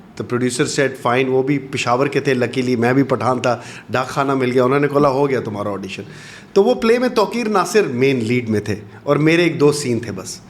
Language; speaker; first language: Urdu; non-native, local second language; Pashto